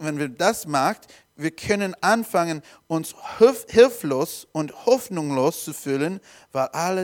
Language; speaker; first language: German; non-native, learner; English